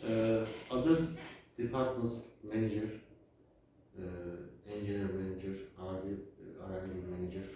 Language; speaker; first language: English; non-native, learner; Turkish